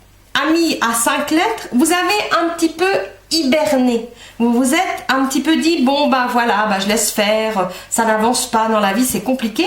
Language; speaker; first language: French; native; French